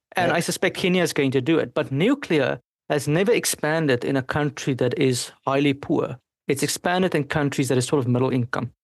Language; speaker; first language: English; non-native, local second language; Afrikaans